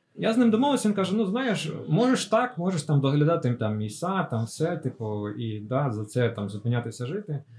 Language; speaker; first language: Ukrainian; native; Ukrainian